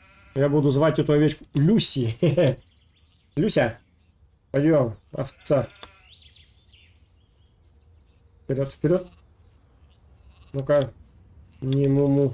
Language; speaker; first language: Russian; native; Russian